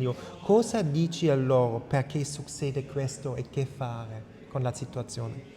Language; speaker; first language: Italian; non-native, fluent; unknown